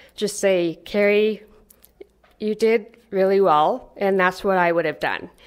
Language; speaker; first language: English; native; English